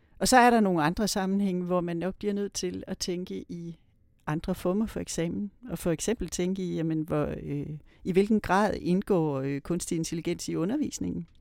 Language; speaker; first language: Danish; native; Danish